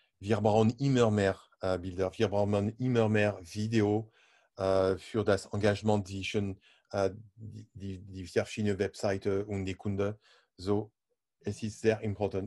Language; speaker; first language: German; non-native, learner; French